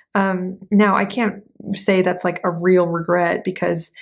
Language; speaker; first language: English; native; English